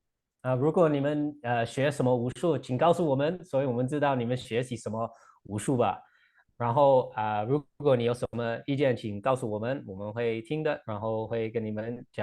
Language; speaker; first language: Chinese; non-native, fluent; English